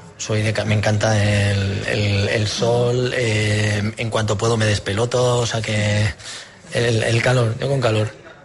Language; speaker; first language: Spanish; native; Spanish